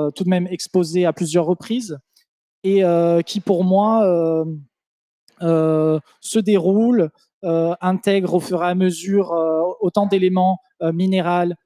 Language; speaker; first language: French; native; French